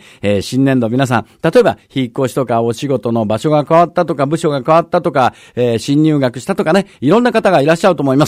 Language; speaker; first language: Japanese; native; Japanese